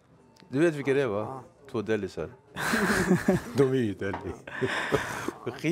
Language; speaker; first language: Swedish; native; Swedish